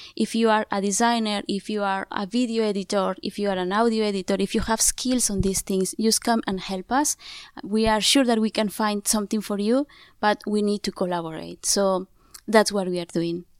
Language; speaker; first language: English; non-native, fluent; Zapotec